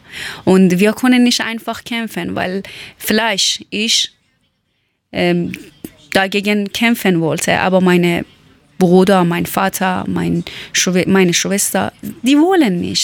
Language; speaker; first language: German; non-native, learner; Persian